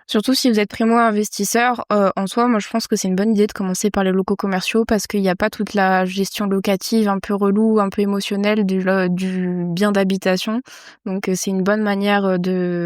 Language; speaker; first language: French; native; French